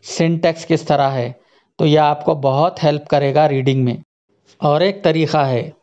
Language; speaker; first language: Hindi; native; Hindi